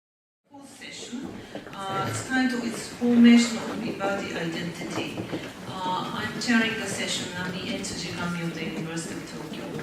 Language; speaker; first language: English; non-native, fluent; Japanese